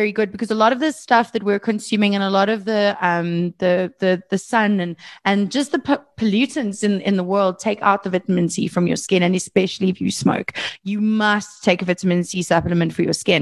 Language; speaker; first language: English; native; English